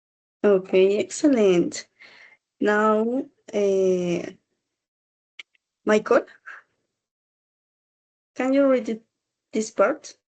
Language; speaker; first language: English; non-native, learner; Spanish